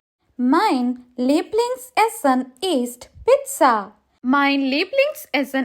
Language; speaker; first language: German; non-native, learner; Sinhala